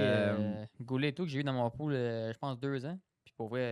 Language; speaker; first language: French; native; French